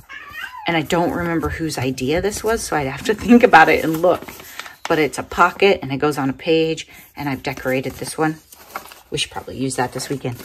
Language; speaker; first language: English; native; English